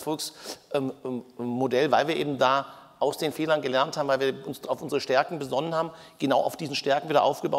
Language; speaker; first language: German; native; German